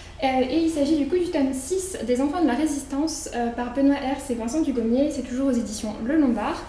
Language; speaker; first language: French; native; French